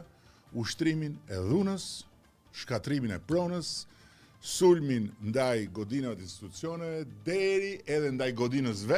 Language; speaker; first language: Albanian; native; Albanian